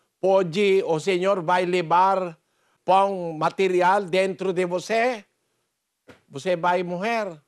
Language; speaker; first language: Portuguese; non-native, fluent; Filipino